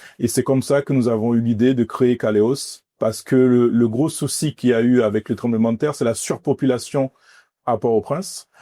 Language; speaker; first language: French; early bilingual, other home language; Haitian Creole